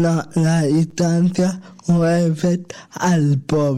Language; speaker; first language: Catalan; non-native, local second language; Spanish